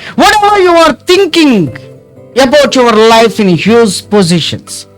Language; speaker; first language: English; non-native, local second language; Telugu